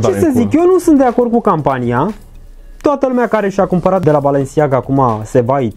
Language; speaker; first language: Romanian; native; Romanian